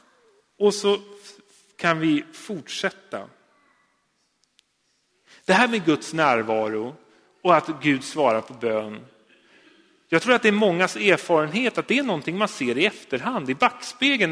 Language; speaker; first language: Swedish; native; Swedish